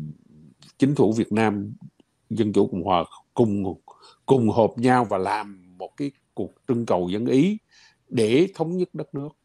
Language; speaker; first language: Vietnamese; native; Vietnamese